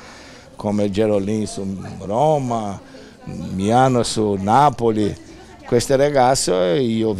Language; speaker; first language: Italian; non-native, fluent; Portuguese